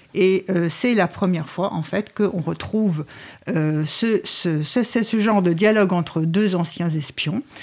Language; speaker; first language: French; native; French